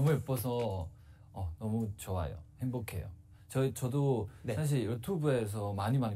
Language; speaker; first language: Korean; non-native, learner; Chinese